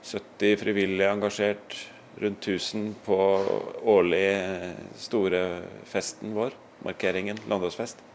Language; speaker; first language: Norwegian; native; Norwegian